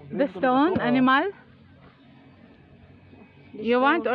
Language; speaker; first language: English; non-native, learner; Filipino